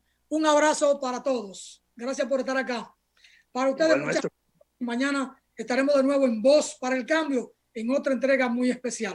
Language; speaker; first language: Spanish; native; Spanish